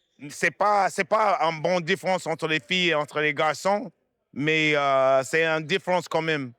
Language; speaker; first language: French; non-native, fluent; English